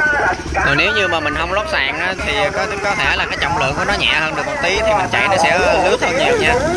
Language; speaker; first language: Vietnamese; native; Vietnamese